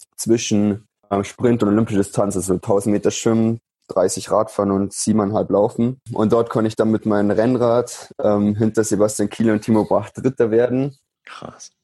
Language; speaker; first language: German; native; German